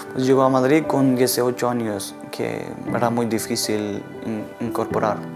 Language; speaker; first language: Spanish; non-native, fluent; Arabic